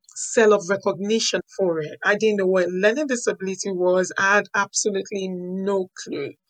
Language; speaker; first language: English; non-native, local second language; Yoruba